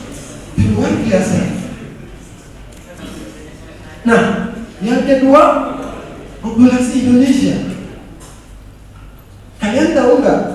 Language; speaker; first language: Indonesian; non-native, fluent; Ganda